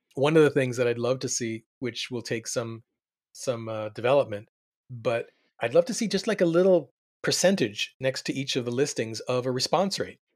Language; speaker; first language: English; native; English